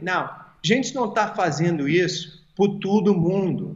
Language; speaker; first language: Portuguese; early bilingual, heritage; Portuguese